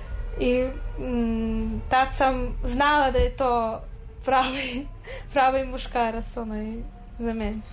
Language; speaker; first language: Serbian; non-native, fluent; Russian